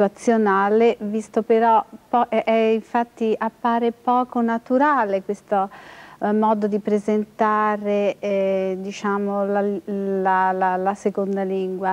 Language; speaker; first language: Italian; native; Italian